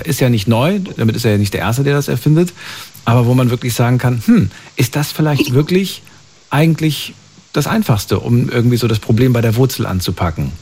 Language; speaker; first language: German; native; German